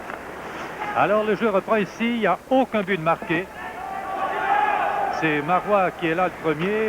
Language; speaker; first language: French; native; French